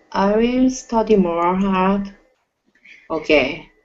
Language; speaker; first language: English; non-native, learner; Korean